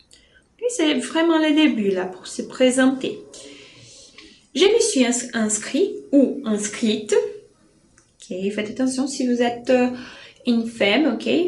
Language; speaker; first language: French; non-native, fluent; Portuguese